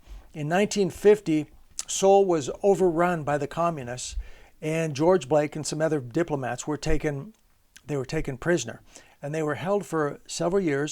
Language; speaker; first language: English; native; English